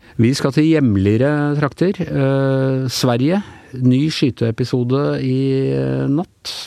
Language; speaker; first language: Norwegian; native; Norwegian